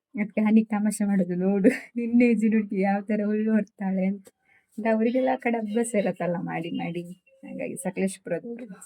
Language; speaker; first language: Kannada; native; Kannada